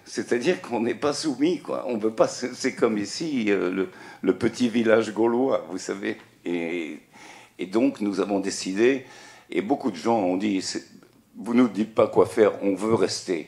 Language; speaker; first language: French; native; French